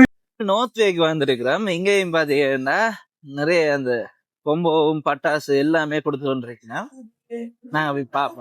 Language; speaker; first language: Tamil; native; Tamil